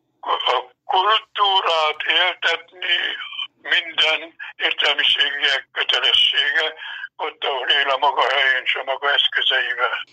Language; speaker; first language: Hungarian; native; Hungarian